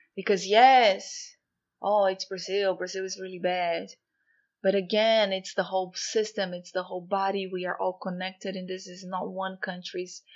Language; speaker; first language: English; non-native, fluent; Portuguese